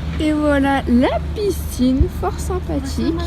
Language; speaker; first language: French; native; French